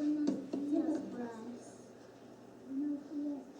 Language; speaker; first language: Spanish; non-native, learner; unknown